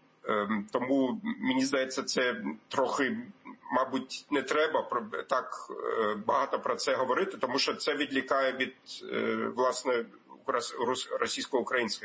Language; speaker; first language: Ukrainian; non-native, fluent; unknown